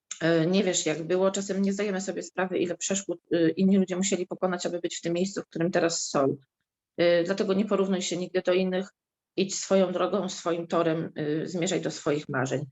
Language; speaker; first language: Polish; native; Polish